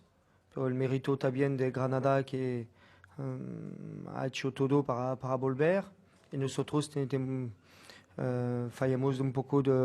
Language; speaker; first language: Spanish; non-native, fluent; French